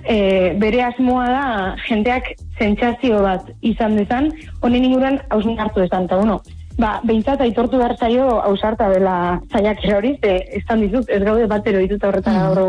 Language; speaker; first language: Basque; native; Basque